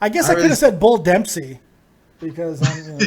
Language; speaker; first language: English; native; English